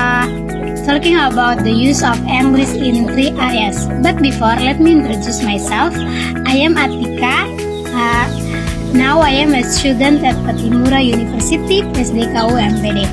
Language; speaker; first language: English; non-native, learner; Indonesian